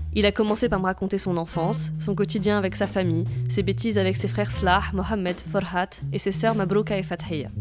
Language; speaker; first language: French; native; French